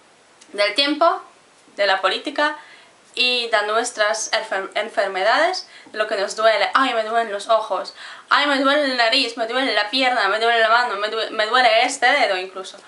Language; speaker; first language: Spanish; non-native, fluent; Polish